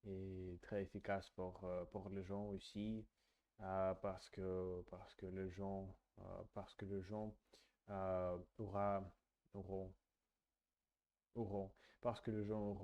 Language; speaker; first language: French; non-native, learner; English